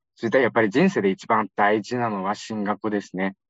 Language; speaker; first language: Japanese; non-native, fluent; Uyghur